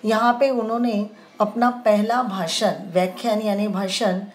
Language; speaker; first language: Hindi; non-native, local second language; Marathi